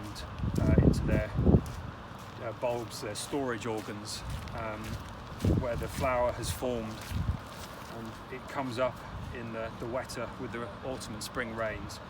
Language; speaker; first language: English; native; English